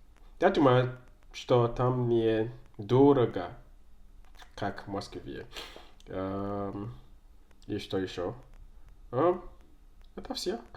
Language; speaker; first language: Russian; non-native, learner; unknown